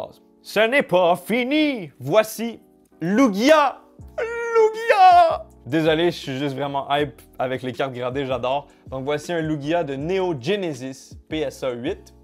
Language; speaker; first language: French; native; French